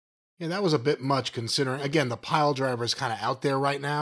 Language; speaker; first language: English; native; English